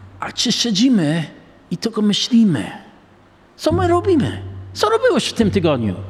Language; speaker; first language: Polish; non-native, fluent; English